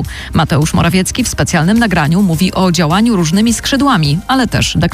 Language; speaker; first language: Polish; native; Polish